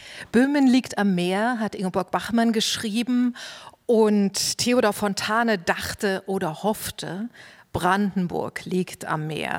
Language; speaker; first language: German; native; German